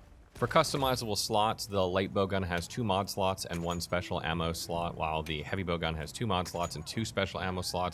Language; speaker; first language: English; native; English